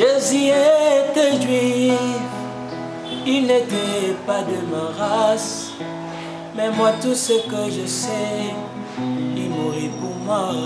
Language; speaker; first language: French; non-native, local second language; Lingala